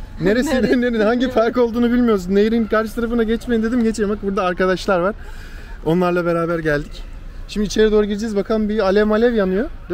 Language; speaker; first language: Turkish; native; Turkish